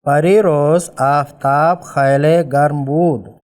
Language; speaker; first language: Persian; non-native, fluent; Urdu